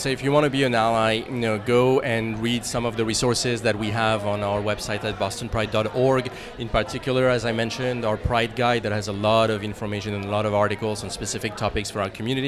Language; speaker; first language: English; non-native, fluent; French